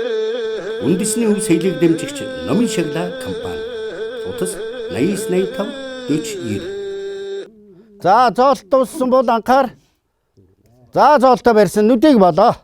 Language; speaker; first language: Mongolian; native; Mongolian